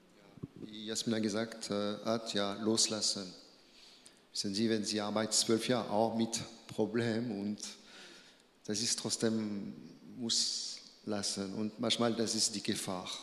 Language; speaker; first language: German; non-native, learner; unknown